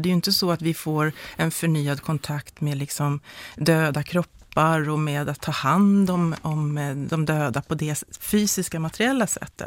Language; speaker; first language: Swedish; native; Swedish